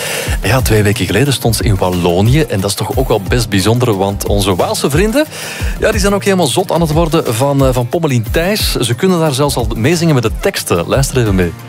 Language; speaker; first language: Dutch; native; Dutch